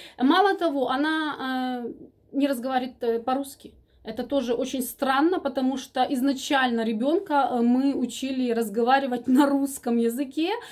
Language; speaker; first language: Russian; native; Russian